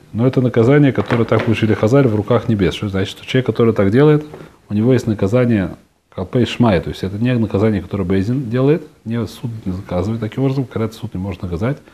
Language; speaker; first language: Russian; early bilingual, heritage; Russian